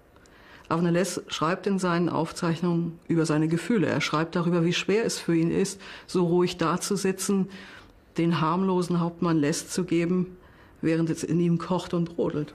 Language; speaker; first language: German; native; German